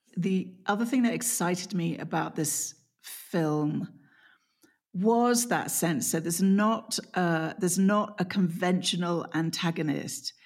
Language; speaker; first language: English; native; English